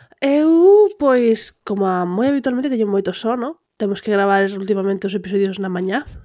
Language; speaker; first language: Galician; native; Galician